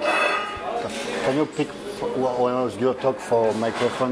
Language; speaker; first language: English; non-native, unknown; French